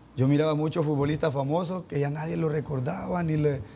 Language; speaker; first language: Spanish; native; Spanish